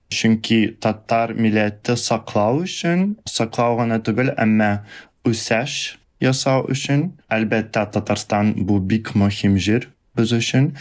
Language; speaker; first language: Tatar; early bilingual, heritage; Russian